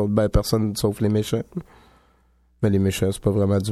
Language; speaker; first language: French; native; French